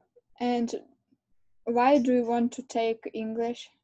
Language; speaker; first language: English; non-native, learner; Russian